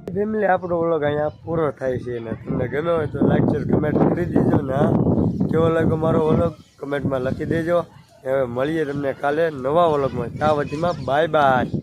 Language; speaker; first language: Gujarati; native; Gujarati